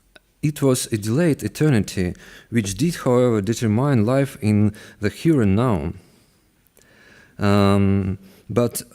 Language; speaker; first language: English; non-native, fluent; Russian